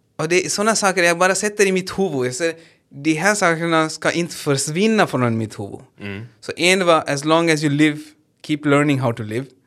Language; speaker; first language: Swedish; non-native, fluent; Hindi